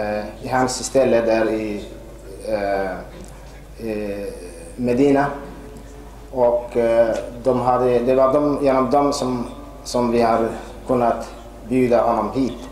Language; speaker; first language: Swedish; non-native, fluent; Arabic